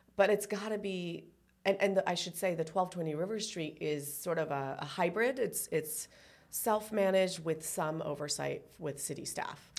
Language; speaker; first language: English; early bilingual, other home language; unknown